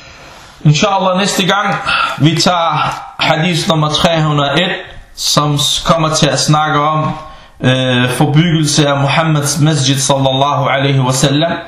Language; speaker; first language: Danish; early bilingual, other home language; Arabic